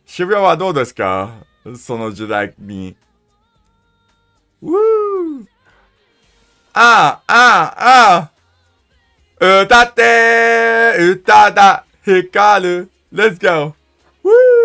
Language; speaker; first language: Japanese; non-native, learner; English